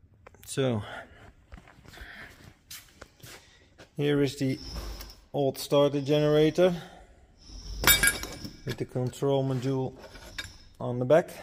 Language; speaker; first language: English; non-native, fluent; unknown